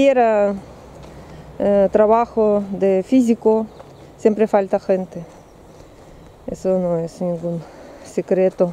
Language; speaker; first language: Spanish; non-native, learner; Russian